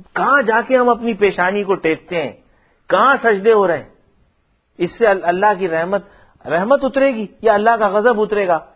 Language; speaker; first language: Urdu; non-native, local second language; Punjabi